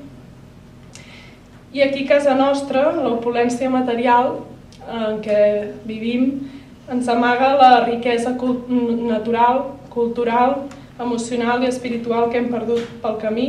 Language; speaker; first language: Catalan; native; Catalan